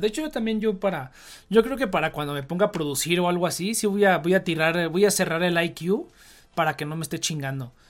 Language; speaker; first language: Spanish; native; Spanish